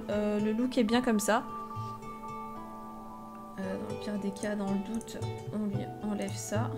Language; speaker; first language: French; native; French